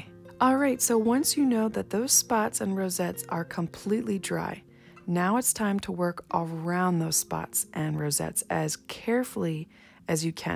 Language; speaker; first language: English; native; English